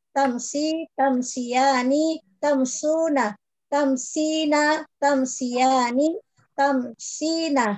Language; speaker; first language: Arabic; non-native, learner; Indonesian